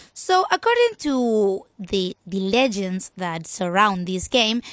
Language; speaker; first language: English; non-native, fluent; Spanish